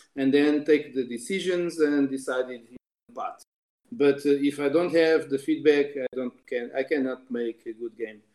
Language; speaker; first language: English; non-native, fluent; Portuguese